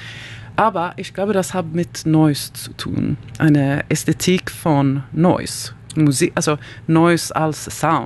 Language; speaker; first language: German; non-native, learner; Swedish